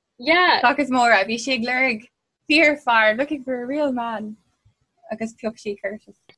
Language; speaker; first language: Irish; non-native, local second language; English